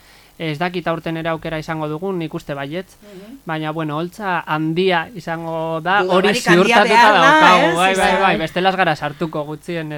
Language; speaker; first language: Basque; native; Basque